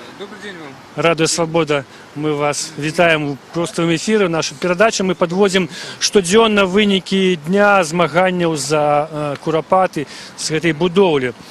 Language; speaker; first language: Belarusian; non-native, local second language; Russian